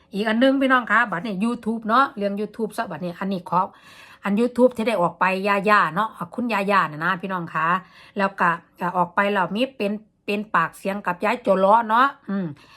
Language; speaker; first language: Thai; native; Thai